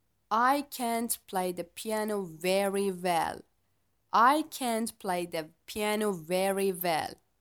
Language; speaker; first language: English; non-native, fluent; Persian